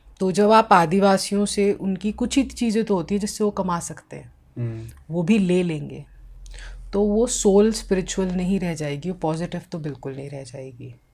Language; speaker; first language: Hindi; native; Hindi